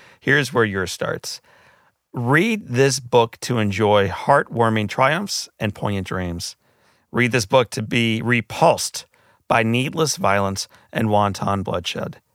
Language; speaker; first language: English; native; English